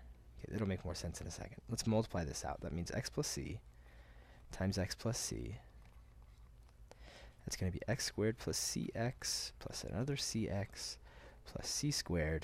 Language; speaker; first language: English; native; English